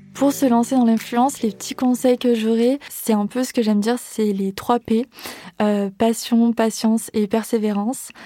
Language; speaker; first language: French; native; French